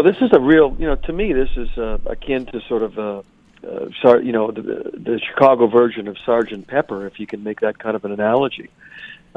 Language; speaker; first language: English; native; English